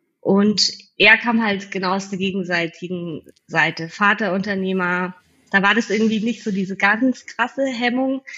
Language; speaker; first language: German; native; German